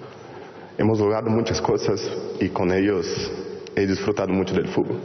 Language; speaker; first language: Spanish; non-native, fluent; Portuguese